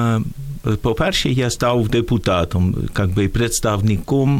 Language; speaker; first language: Ukrainian; non-native, fluent; Dutch